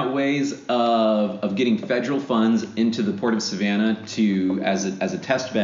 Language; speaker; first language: English; native; English